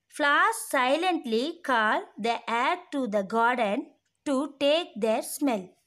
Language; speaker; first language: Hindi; non-native, local second language; Tamil